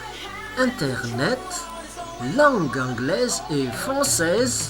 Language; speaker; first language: French; non-native, local second language; Malagasy